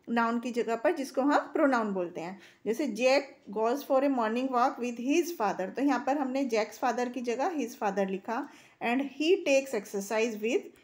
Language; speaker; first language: Hindi; native; Hindi